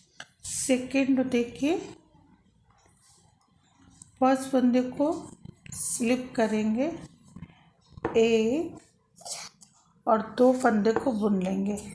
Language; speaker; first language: Hindi; native; Hindi